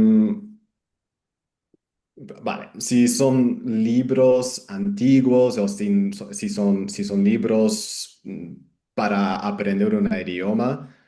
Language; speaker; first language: Spanish; non-native, fluent; English